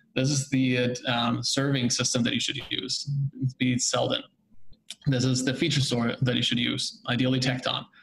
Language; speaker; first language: English; non-native, fluent; German